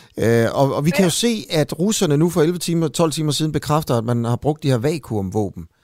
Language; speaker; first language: Danish; native; Danish